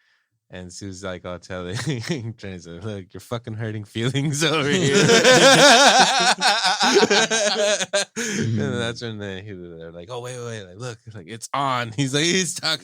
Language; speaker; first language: English; native; English